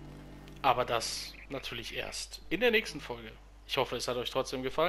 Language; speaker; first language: German; native; German